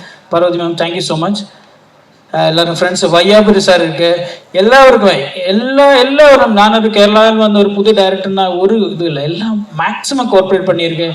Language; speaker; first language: Tamil; non-native, learner; Malayalam